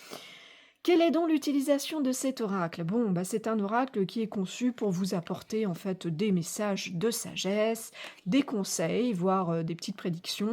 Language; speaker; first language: French; native; French